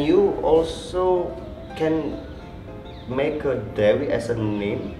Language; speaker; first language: English; non-native, learner; Indonesian